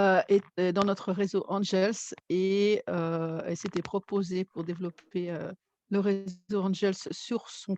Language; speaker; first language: French; native; French